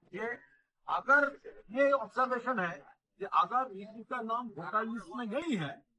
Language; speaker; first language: Hindi; non-native, local second language; Bangla